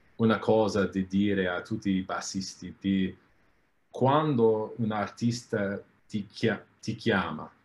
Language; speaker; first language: Italian; non-native, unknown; English